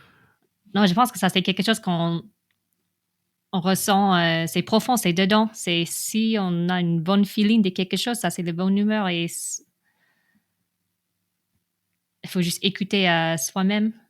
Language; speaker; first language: French; non-native, fluent; English